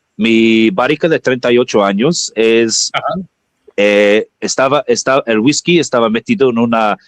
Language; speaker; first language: Spanish; non-native, learner; English